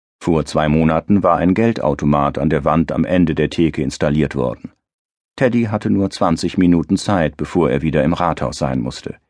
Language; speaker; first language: German; native; German